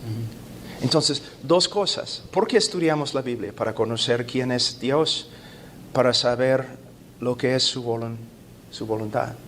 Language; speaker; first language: Spanish; non-native, fluent; English